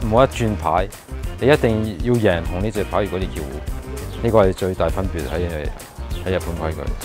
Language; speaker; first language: Cantonese; early bilingual, heritage; Cantonese